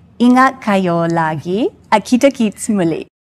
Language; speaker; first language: Filipino; non-native, learner; English